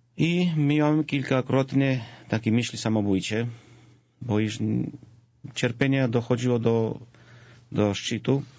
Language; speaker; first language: Polish; non-native, fluent; Georgian